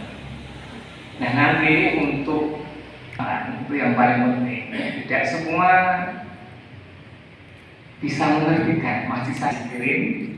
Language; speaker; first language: Indonesian; non-native, local second language; Javanese